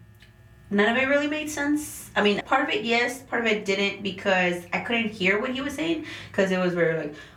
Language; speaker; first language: English; early bilingual, other home language; Spanish